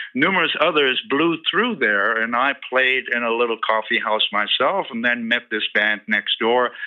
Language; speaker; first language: English; early bilingual, other home language; German